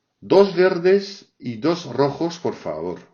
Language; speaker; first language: Spanish; non-native, fluent; French